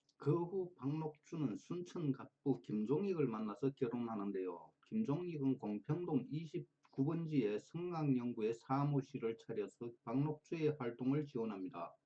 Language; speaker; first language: Korean; native; Korean